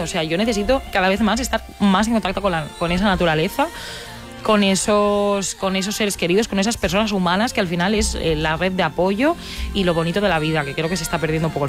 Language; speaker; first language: Spanish; native; Spanish